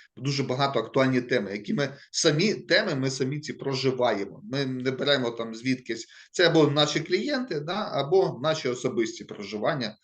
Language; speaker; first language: Ukrainian; non-native, local second language; Russian